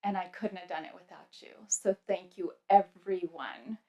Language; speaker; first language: English; early bilingual, other home language; Punjabi